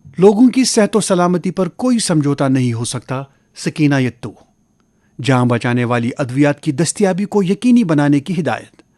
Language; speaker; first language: Urdu; non-native, local second language; Kashmiri